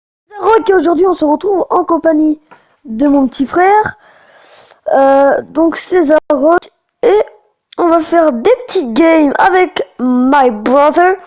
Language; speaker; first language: French; native; French